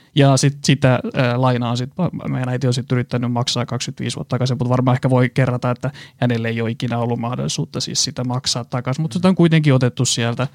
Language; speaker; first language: Finnish; native; Finnish